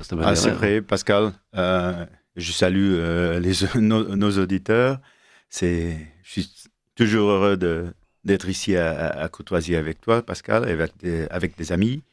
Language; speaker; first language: French; non-native, fluent; Portuguese